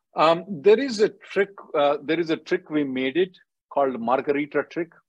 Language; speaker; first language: English; non-native, local second language; Telugu